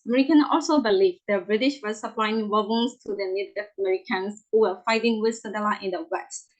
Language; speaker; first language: English; non-native, learner; Burmese